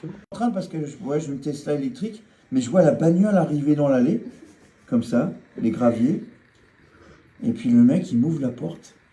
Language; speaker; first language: French; native; French